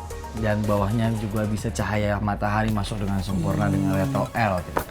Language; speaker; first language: Indonesian; native; Indonesian